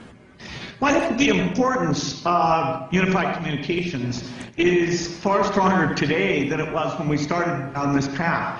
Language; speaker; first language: English; native; English